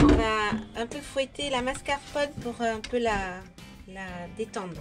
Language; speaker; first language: French; native; French